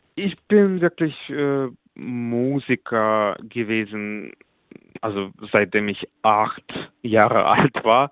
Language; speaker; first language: German; non-native, fluent; Russian